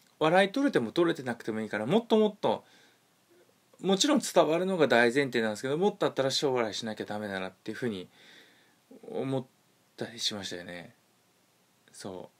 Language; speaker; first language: Japanese; native; Japanese